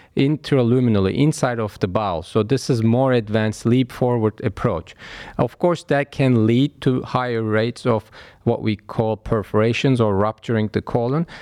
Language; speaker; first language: English; non-native, fluent; Turkish